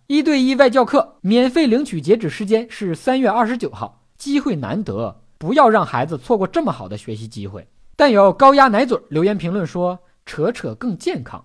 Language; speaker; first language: Chinese; native; Chinese